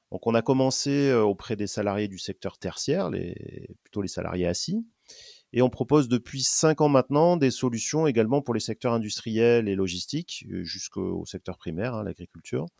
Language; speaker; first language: French; native; French